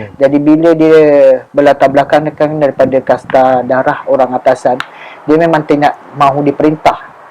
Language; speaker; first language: Malay; native; Malay